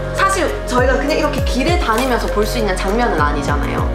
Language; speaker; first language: Korean; native; Korean